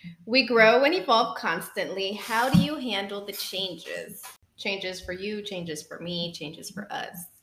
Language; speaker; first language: English; early bilingual, other home language; Spanish